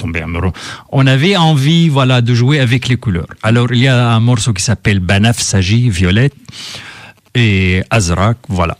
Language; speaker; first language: French; non-native, fluent; Arabic